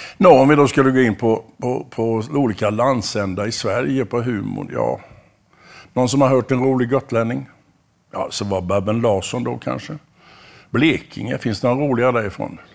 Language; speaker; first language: Swedish; native; Swedish